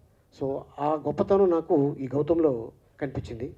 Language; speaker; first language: Telugu; native; Telugu